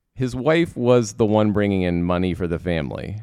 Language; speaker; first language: English; native; English